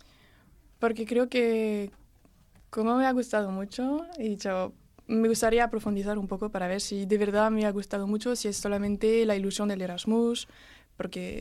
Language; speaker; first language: Spanish; early bilingual, heritage; French